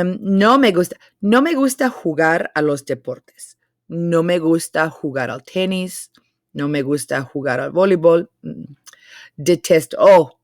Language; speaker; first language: Spanish; non-native, fluent; English